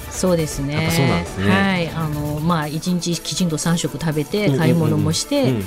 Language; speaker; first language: Japanese; non-native, fluent; Chinese